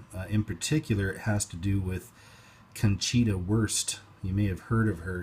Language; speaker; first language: English; native; English